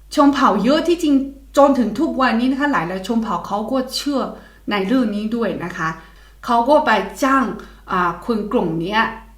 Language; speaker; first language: Thai; non-native, fluent; Chinese